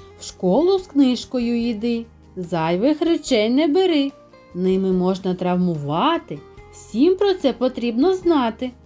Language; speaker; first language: Ukrainian; native; Ukrainian